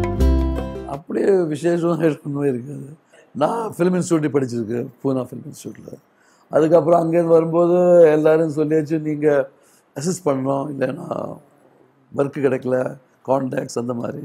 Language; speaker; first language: Tamil; non-native, learner; Malayalam